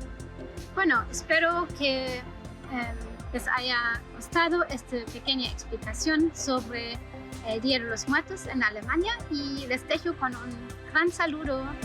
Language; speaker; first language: Spanish; non-native, fluent; German